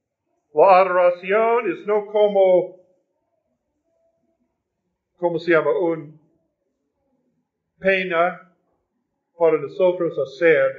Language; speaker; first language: Spanish; non-native, fluent; English